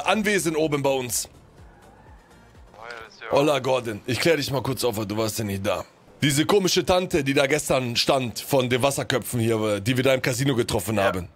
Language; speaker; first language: German; native; German